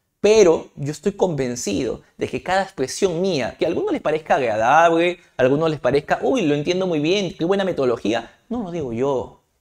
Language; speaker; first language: Spanish; native; Spanish